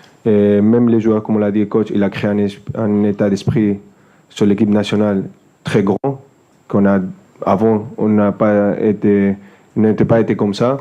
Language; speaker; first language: French; non-native, fluent; Spanish